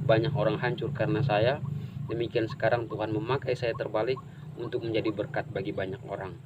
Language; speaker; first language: Indonesian; non-native, local second language; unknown